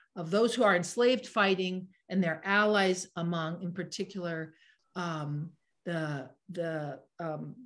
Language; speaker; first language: English; native; English